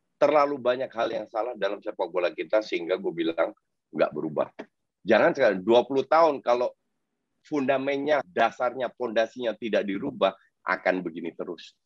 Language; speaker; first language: Indonesian; non-native, fluent; Dutch